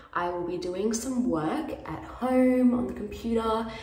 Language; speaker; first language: English; native; English